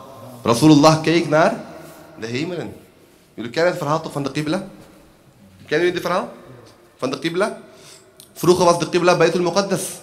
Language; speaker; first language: Dutch; early bilingual, other home language; Urdu